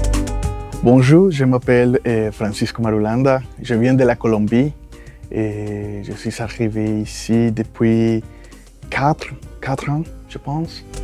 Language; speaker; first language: French; non-native, fluent; Spanish